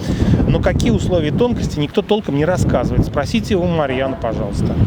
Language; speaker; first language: Russian; native; Russian